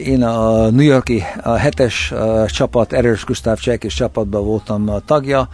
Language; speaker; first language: Hungarian; early bilingual, heritage; Hungarian